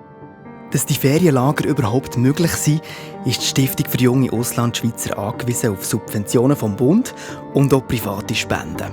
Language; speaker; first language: German; native; German